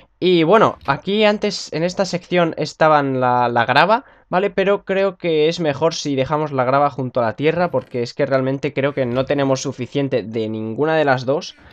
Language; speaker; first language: Spanish; native; Spanish